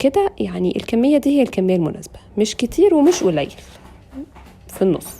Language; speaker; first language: Arabic; native; Arabic